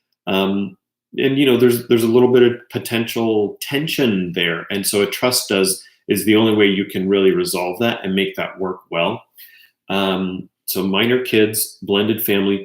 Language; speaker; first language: English; native; English